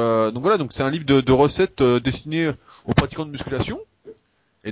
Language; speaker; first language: French; native; French